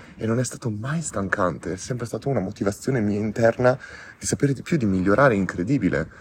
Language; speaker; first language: Italian; native; Italian